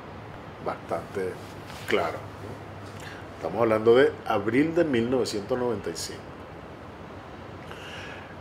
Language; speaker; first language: Spanish; native; Spanish